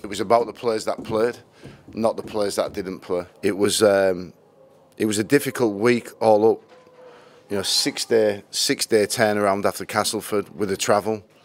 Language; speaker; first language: English; native; English